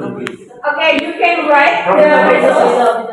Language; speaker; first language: English; non-native, learner; Indonesian